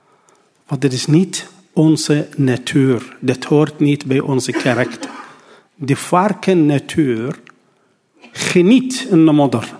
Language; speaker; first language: Dutch; non-native, learner; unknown